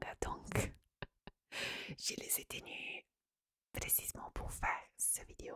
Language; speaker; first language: French; non-native, fluent; Italian